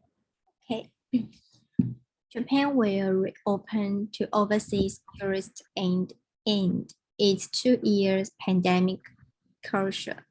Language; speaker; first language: English; non-native, learner; Chinese